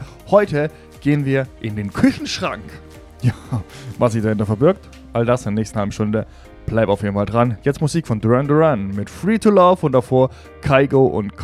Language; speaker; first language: German; native; German